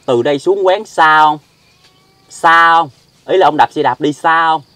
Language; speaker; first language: Vietnamese; native; Vietnamese